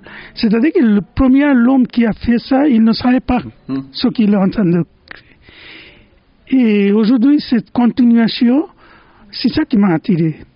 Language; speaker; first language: French; non-native, fluent; Bangla